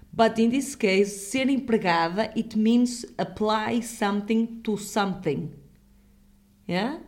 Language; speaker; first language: English; non-native, fluent; Portuguese